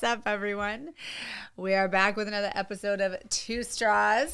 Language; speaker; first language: English; native; English